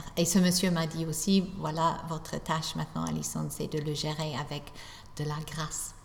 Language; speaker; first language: French; non-native, fluent; English